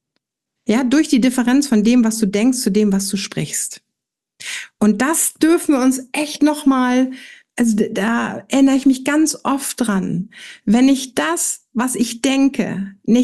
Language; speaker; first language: German; native; German